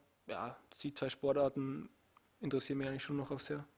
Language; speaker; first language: German; native; German